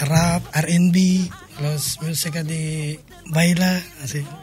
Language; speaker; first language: Spanish; non-native, learner; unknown